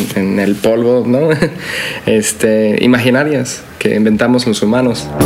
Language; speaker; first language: Spanish; non-native, fluent; English